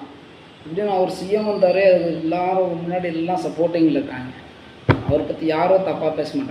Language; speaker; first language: Tamil; non-native, learner; Hindi